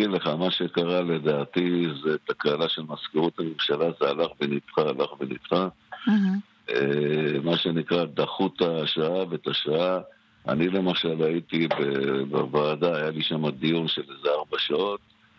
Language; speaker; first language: Hebrew; native; Hebrew